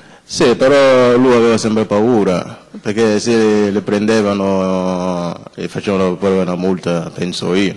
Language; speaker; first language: Italian; non-native, fluent; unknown